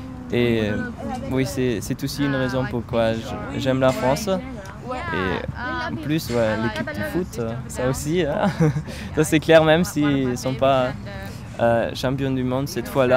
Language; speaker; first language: French; non-native, fluent; German